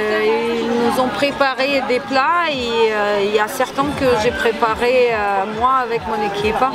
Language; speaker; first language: French; non-native, fluent; Ukrainian